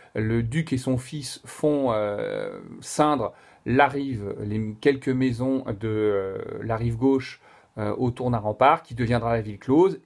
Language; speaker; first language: French; native; French